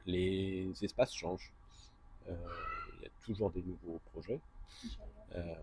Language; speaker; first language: French; native; French